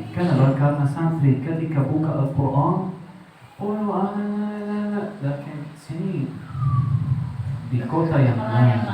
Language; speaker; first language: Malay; non-native, learner; Arabic